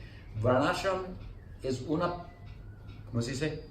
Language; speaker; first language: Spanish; non-native, learner; English